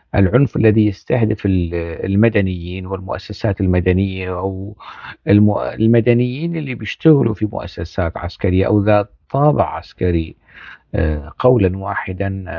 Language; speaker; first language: Arabic; non-native, local second language; Kurdish